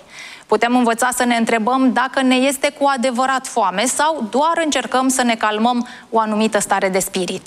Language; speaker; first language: Romanian; native; Romanian